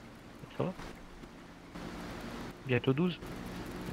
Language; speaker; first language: French; native; French